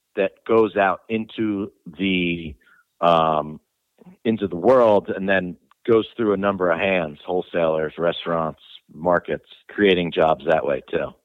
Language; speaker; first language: English; native; English